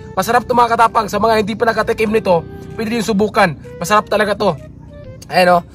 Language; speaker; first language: Filipino; non-native, local second language; Cebuano